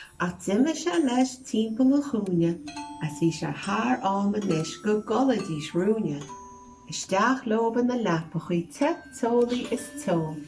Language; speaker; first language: Irish; native; Irish